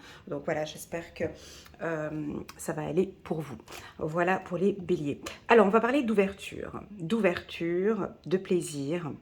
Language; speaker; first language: French; native; French